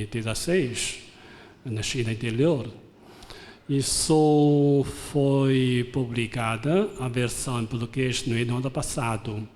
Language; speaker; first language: Portuguese; non-native, fluent; Chinese